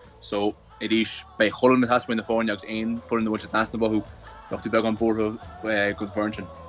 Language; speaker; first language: Irish; native; Irish